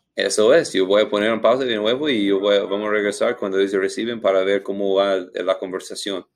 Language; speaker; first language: Spanish; non-native, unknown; English